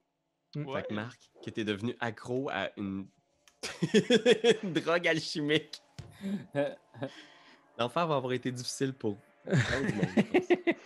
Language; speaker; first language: French; native; French